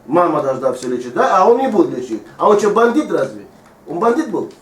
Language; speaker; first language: Russian; non-native, fluent; Tajik